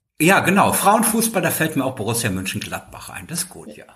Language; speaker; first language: German; native; German